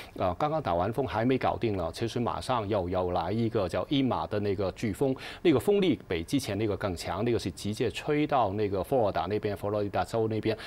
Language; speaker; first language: Chinese; non-native, fluent; Cantonese